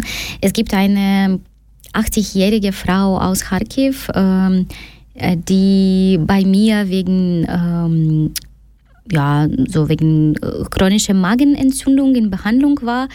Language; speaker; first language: German; non-native, fluent; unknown